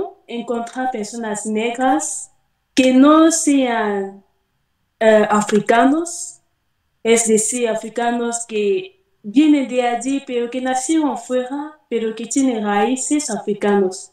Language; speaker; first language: Spanish; non-native, fluent; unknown